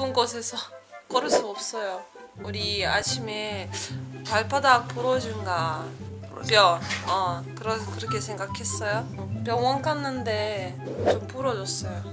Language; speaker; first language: Korean; non-native, learner; Russian